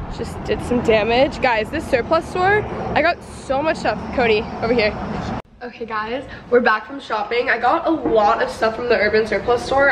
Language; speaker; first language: English; native; English